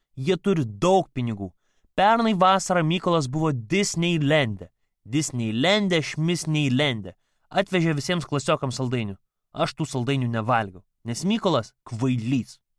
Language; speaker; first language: Lithuanian; native; Lithuanian